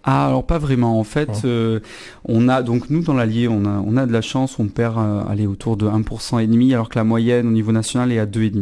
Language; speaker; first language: French; native; French